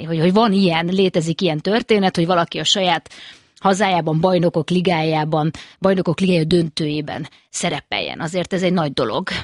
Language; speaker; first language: Hungarian; native; Hungarian